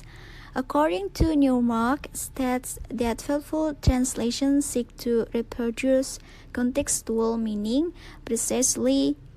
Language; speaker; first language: English; non-native, learner; Indonesian